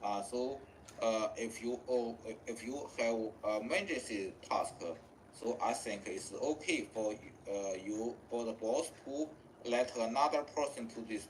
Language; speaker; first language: English; non-native, learner; Chinese